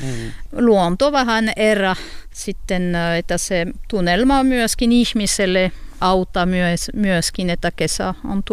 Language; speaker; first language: Finnish; non-native, fluent; French